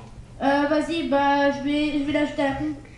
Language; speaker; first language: French; native; French